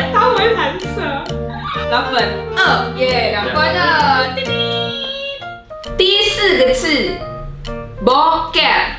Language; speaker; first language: Chinese; non-native, fluent; Indonesian